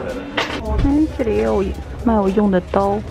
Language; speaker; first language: Chinese; native; Chinese